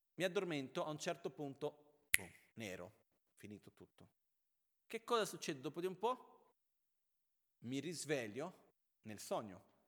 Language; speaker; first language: Italian; non-native, fluent; Portuguese